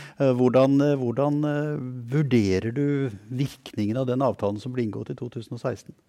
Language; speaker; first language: Norwegian; native; Norwegian